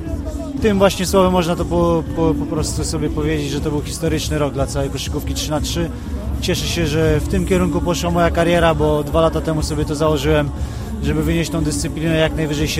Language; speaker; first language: Polish; native; Polish